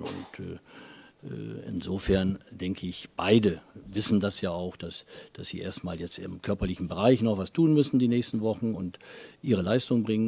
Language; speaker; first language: German; native; German